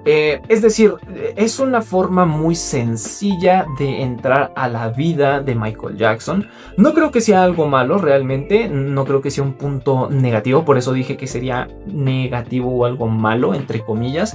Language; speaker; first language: Spanish; native; Spanish